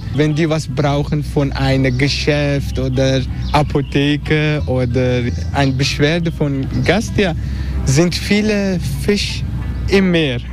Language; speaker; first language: German; non-native, learner; Turkish